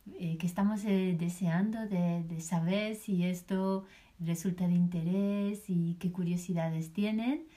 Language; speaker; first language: Spanish; native; Spanish